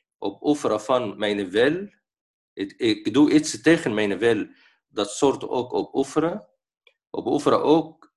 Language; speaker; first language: Dutch; non-native, fluent; Arabic